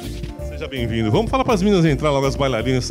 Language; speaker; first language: Portuguese; native; Portuguese